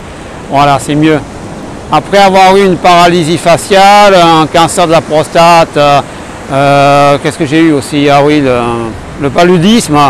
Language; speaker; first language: French; native; French